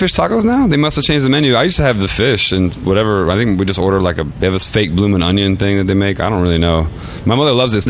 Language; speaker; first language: English; native; English